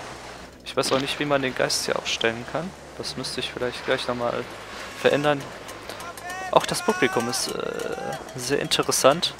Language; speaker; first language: German; native; German